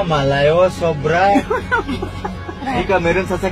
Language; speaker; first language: Filipino; non-native, learner; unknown